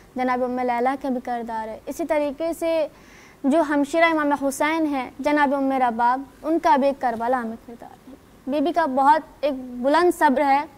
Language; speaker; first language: Urdu; non-native, local second language; Sindhi